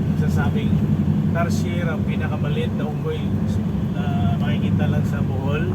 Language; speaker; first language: Filipino; non-native, local second language; Cebuano